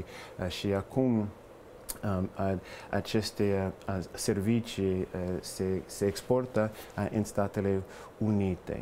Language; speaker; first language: Romanian; non-native, fluent; English